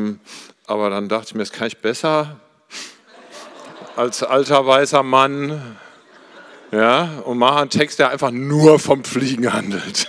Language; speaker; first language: German; native; German